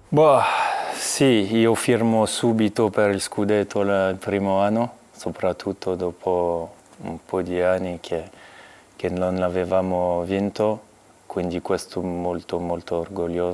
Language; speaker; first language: Italian; non-native, fluent; French